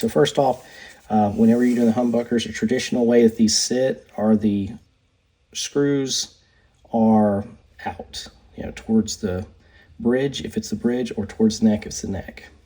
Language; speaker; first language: English; native; English